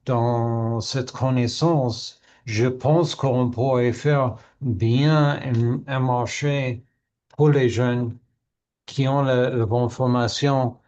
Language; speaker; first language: French; non-native, learner; English